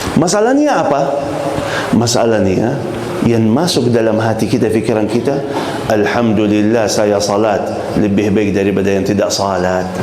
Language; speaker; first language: Malay; non-native, fluent; Arabic